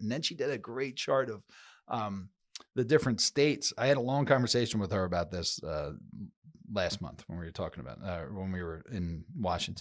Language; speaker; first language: English; native; English